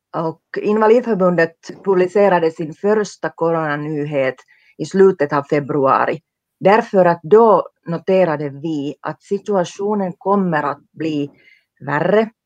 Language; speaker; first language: Swedish; non-native, local second language; Finnish